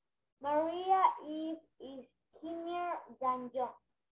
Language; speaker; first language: English; non-native, learner; Spanish